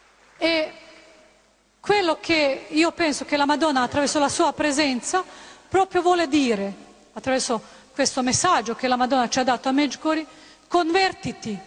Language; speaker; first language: Italian; non-native, fluent; Croatian